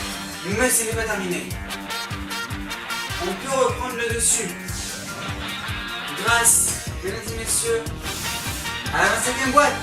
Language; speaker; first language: French; native; French